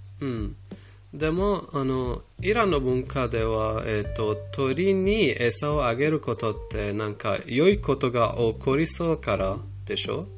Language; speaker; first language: Japanese; non-native, fluent; Persian